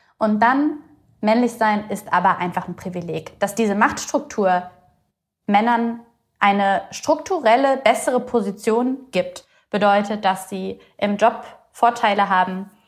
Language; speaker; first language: German; early bilingual, other home language; Bulgarian